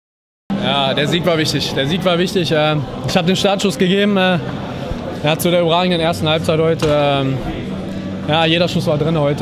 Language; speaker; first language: German; native; German